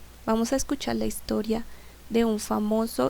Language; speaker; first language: Spanish; native; Spanish